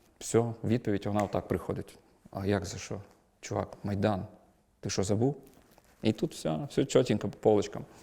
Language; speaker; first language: Ukrainian; non-native, local second language; Russian